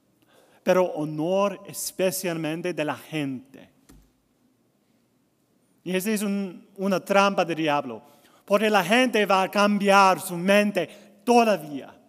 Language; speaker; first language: Spanish; non-native, learner; English